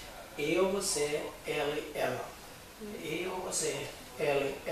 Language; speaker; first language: Portuguese; non-native, learner; Swedish